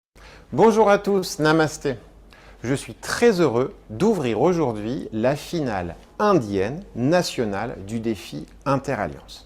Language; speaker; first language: French; native; French